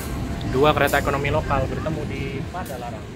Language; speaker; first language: Indonesian; native; Indonesian